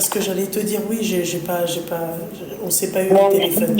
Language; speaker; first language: French; native; French